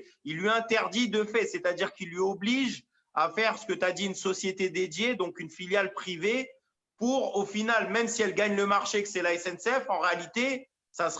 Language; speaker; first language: French; native; French